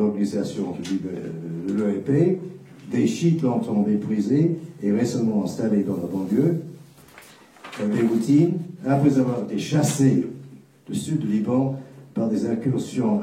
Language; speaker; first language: French; non-native, fluent; English